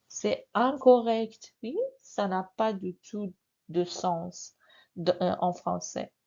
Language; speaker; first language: French; non-native, fluent; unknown